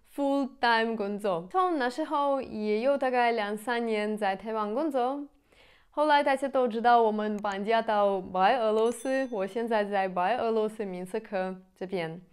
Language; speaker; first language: Chinese; non-native, fluent; Russian